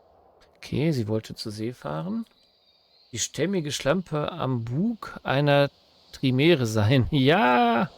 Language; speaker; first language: German; native; German